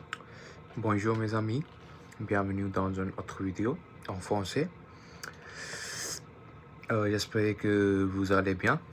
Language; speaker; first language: French; non-native, learner; Punjabi